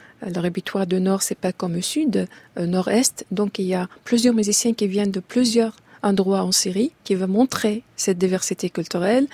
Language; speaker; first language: French; non-native, fluent; Arabic